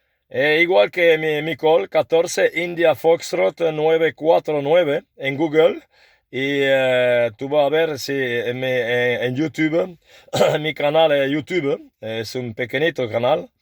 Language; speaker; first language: Spanish; non-native, learner; French